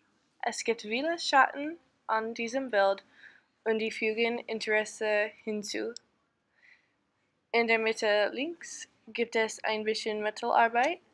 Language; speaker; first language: German; non-native, learner; English